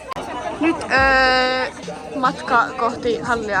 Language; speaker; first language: Finnish; native; Finnish